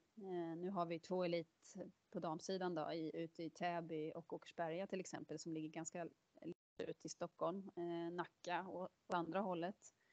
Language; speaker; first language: Swedish; native; Swedish